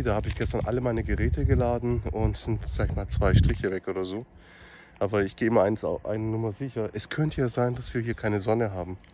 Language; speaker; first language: German; native; German